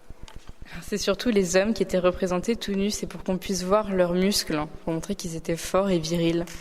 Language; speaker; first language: French; native; French